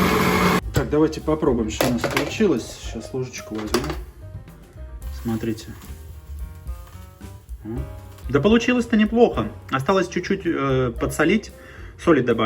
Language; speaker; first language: Russian; native; Russian